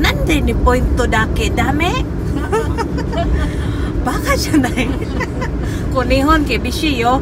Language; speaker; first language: Japanese; non-native, learner; Waray